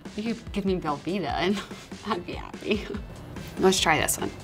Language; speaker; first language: English; native; English